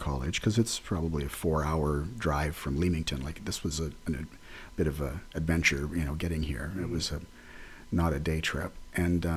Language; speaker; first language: English; native; English